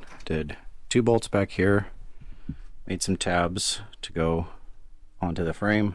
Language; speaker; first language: English; native; English